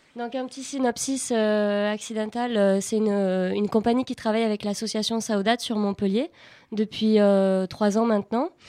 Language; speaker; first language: French; native; French